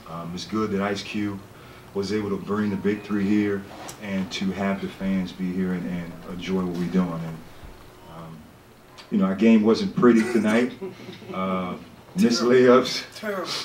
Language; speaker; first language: English; native; English